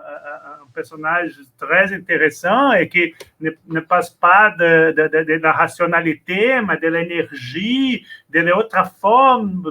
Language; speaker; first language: French; non-native, learner; Portuguese